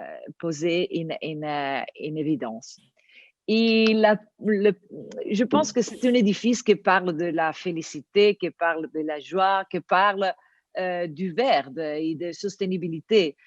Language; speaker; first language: French; non-native, learner; Italian